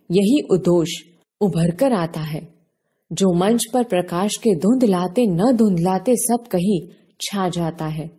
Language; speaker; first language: Hindi; non-native, local second language; Gujarati